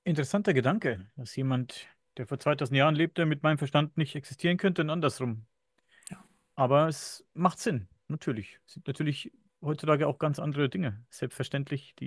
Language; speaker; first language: German; native; German